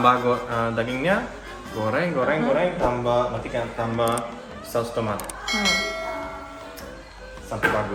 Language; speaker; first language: Indonesian; non-native, learner; German